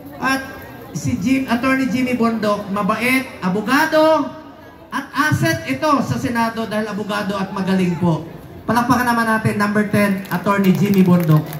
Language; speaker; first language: Filipino; non-native, local second language; Cebuano